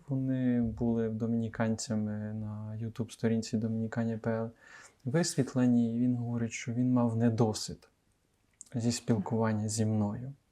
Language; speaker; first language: Ukrainian; native; Ukrainian